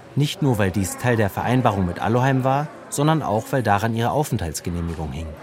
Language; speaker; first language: German; native; German